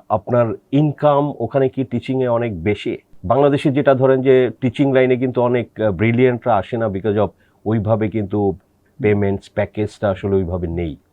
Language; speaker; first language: Bangla; native; Bangla